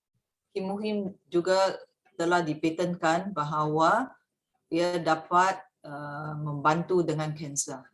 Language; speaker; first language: Malay; native; Malay